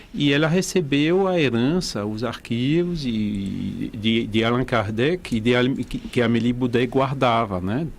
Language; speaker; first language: Portuguese; non-native, fluent; French